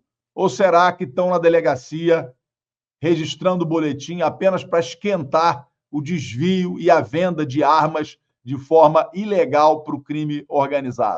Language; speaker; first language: Portuguese; native; Portuguese